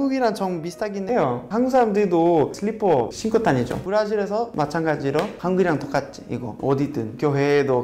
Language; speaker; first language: Korean; non-native, fluent; Portuguese